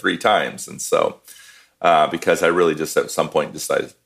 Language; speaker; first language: English; native; English